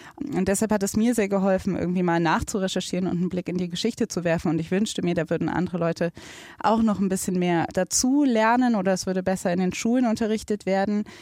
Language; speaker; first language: German; native; German